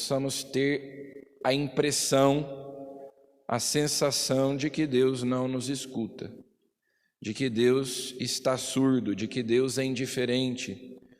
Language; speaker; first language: Portuguese; native; Portuguese